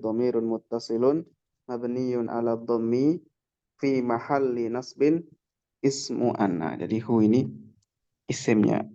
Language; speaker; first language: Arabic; non-native, learner; Indonesian